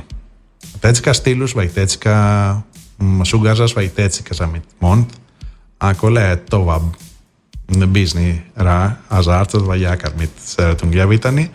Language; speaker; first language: Hungarian; non-native, fluent; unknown